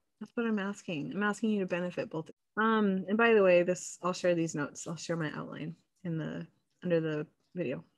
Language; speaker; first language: English; native; English